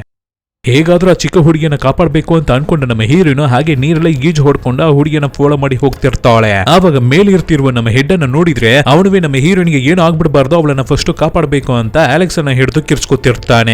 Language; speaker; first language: Kannada; native; Kannada